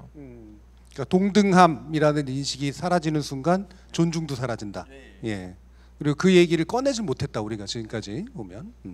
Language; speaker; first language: Korean; native; Korean